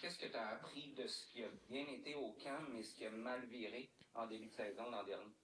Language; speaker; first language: French; native; French